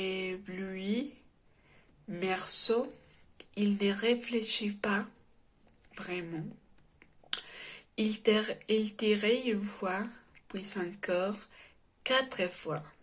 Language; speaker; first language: French; non-native, learner; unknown